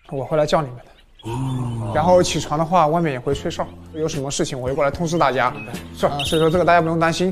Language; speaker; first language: Chinese; native; Chinese